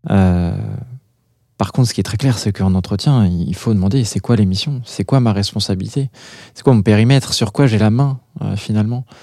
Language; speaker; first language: French; native; French